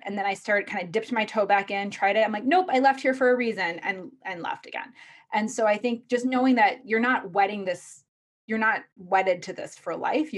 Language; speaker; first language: English; native; English